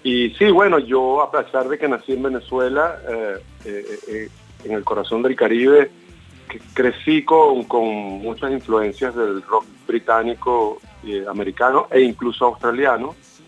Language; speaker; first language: Spanish; native; Spanish